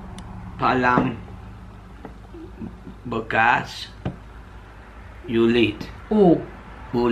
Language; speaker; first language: Filipino; non-native, learner; English